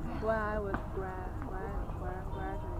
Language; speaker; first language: English; non-native, learner; Chinese